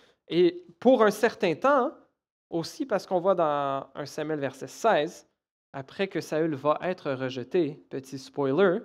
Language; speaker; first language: French; native; French